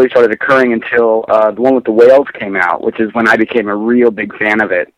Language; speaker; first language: English; native; English